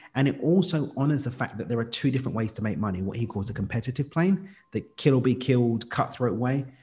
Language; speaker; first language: English; native; English